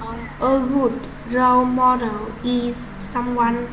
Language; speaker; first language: English; non-native, learner; Vietnamese